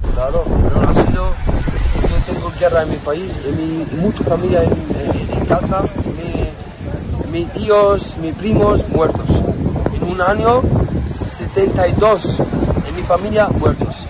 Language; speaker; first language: Spanish; non-native, learner; Arabic